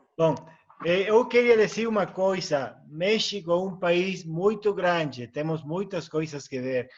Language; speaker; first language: Portuguese; non-native, learner; Spanish